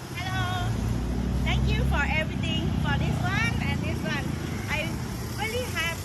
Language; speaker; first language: English; non-native, learner; Thai